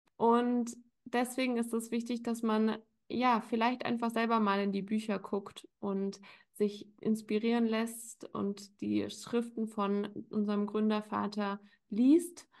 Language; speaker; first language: German; native; German